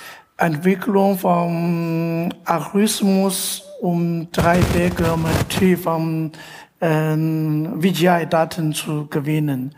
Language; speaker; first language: German; non-native, fluent; Chinese